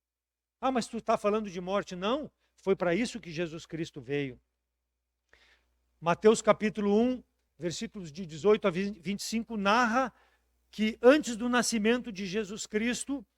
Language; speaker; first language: Portuguese; native; Portuguese